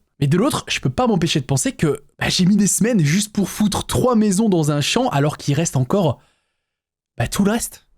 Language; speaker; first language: French; native; French